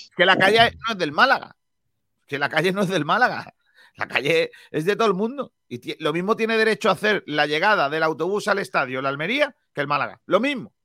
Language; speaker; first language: Spanish; native; Spanish